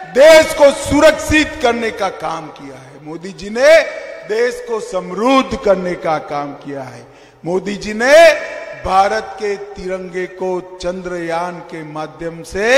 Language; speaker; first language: Hindi; non-native, local second language; Gujarati